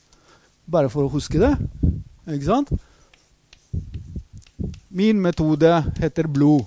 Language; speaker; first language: Norwegian; non-native, fluent; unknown